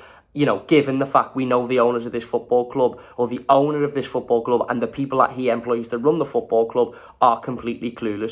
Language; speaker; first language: English; native; English